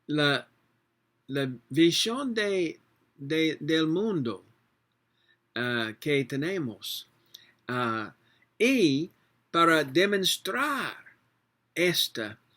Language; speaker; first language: Spanish; non-native, learner; English